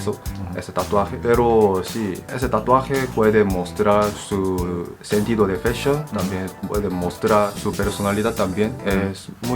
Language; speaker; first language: Spanish; non-native, fluent; Korean